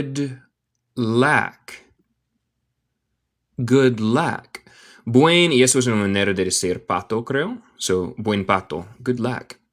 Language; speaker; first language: Spanish; non-native, learner; English